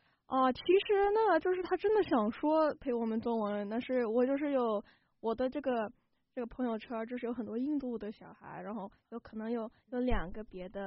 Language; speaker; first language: Chinese; early bilingual, heritage; Chinese